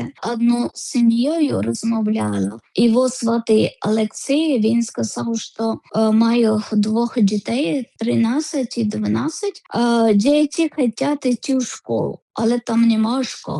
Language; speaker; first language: Ukrainian; non-native, learner; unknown